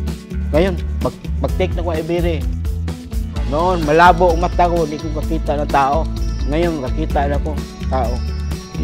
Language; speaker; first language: Filipino; non-native, local second language; Chavacano